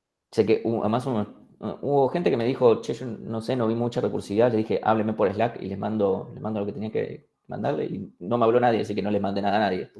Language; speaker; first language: Spanish; native; Spanish